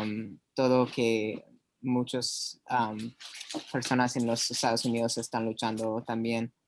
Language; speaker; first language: Spanish; non-native, learner; English